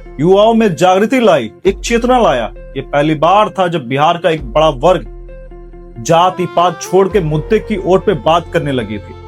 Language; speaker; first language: Hindi; native; Hindi